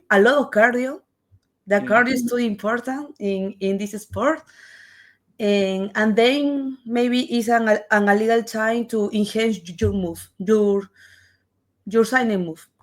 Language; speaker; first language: English; non-native, learner; Spanish